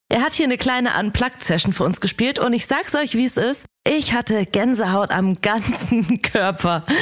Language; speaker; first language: German; native; German